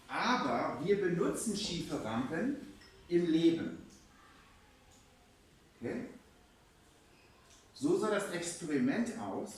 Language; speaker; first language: German; non-native, fluent; English